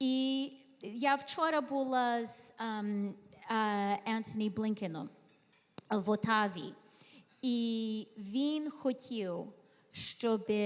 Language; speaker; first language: Ukrainian; early bilingual, heritage; Ukrainian